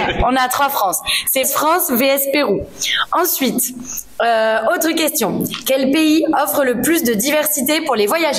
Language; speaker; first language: French; native; French